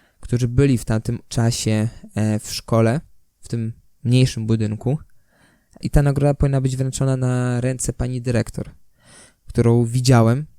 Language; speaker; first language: Polish; native; Polish